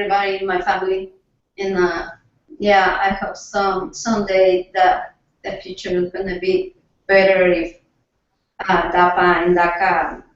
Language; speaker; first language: English; non-native, learner; Spanish